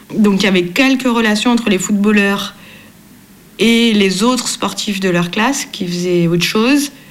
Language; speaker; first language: French; native; French